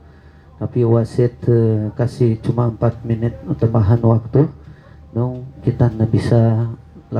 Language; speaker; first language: Indonesian; non-native, fluent; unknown